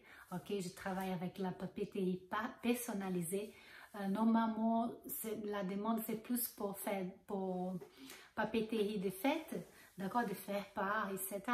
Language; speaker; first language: French; non-native, fluent; Portuguese